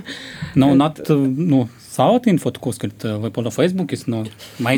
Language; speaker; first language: Estonian; non-native, local second language; Russian